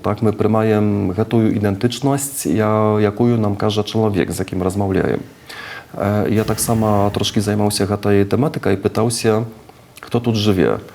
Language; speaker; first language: Belarusian; non-native, fluent; Czech